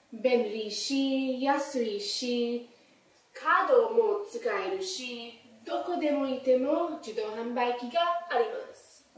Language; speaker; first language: Japanese; non-native, learner; English